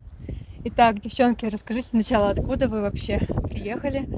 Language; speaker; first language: Russian; native; Russian